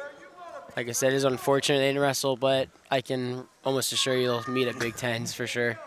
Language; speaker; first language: English; native; English